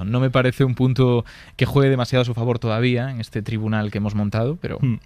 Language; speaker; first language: Spanish; native; Spanish